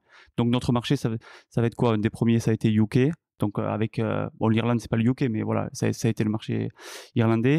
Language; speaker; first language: French; native; French